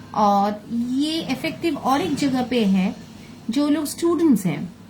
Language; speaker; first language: Hindi; non-native, local second language; Bangla